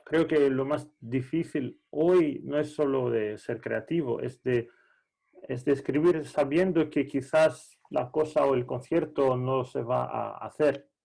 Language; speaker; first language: Spanish; non-native, fluent; Greek